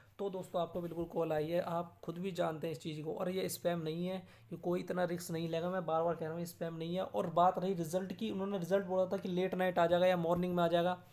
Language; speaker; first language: Hindi; native; Hindi